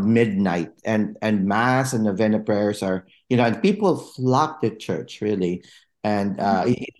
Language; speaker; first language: English; non-native, local second language; Filipino